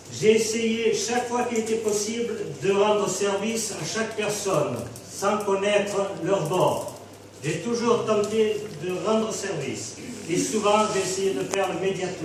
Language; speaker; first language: French; native; French